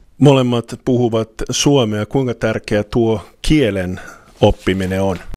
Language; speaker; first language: Finnish; native; Finnish